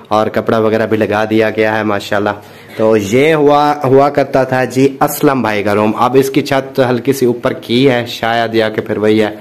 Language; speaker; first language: Urdu; non-native, local second language; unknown